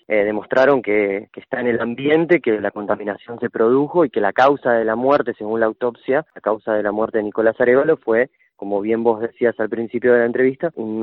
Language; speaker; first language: Spanish; native; Spanish